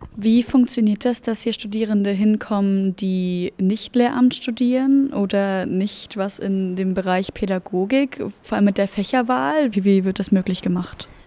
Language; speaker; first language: German; native; German